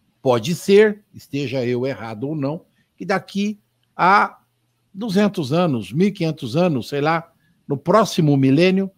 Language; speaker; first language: Portuguese; native; Portuguese